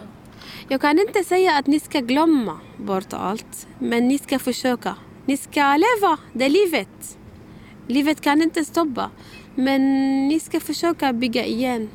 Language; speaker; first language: Swedish; non-native, learner; Arabic